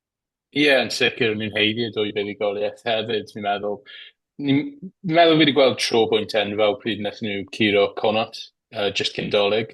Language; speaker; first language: Welsh; native; Welsh